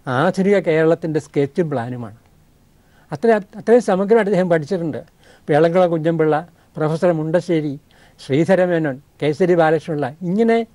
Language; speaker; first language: Malayalam; native; Malayalam